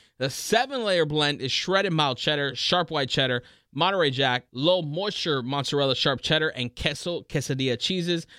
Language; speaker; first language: English; native; English